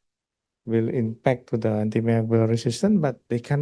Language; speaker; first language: English; non-native, local second language; Indonesian